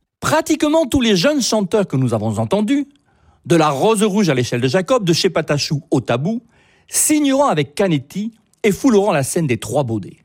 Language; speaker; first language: French; native; French